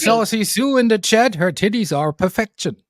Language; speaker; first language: English; native; English